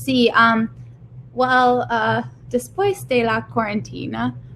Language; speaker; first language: Spanish; non-native, learner; English